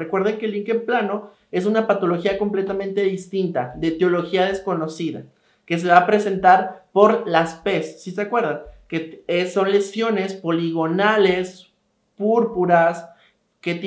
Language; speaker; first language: Spanish; native; Spanish